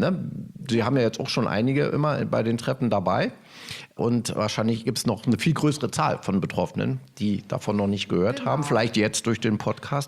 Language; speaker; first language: German; native; German